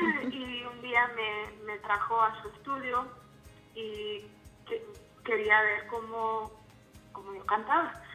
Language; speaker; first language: Spanish; early bilingual, heritage; Spanish